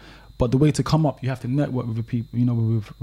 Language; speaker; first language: English; native; English